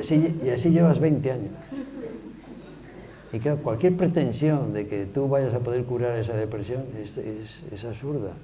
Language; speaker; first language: Spanish; native; Spanish